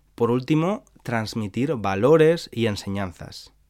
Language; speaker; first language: Spanish; native; Spanish